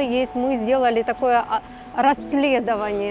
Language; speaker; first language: Russian; native; Russian